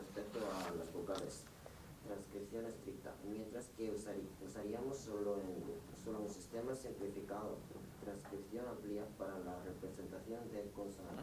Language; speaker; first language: Spanish; non-native, learner; Korean